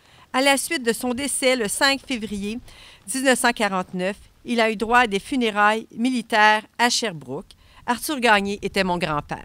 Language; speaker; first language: French; native; French